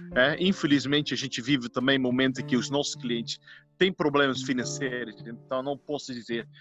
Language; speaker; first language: Portuguese; non-native, fluent; Dutch